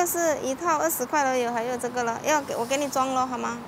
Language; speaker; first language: Chinese; non-native, fluent; Indonesian